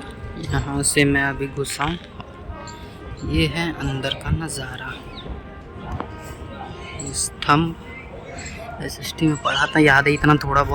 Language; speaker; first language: Hindi; native; Hindi